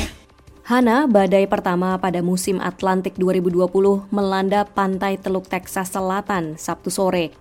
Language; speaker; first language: Indonesian; native; Indonesian